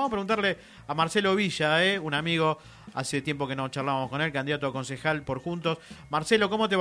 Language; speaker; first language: Spanish; native; Spanish